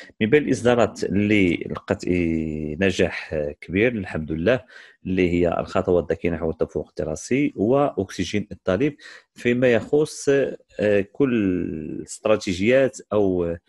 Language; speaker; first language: Arabic; native; Arabic